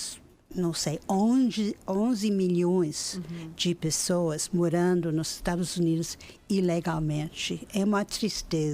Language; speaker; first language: Portuguese; non-native, fluent; English